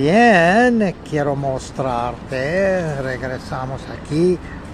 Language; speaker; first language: Spanish; non-native, learner; English